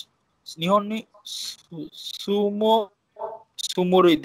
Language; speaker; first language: Japanese; non-native, learner; Bangla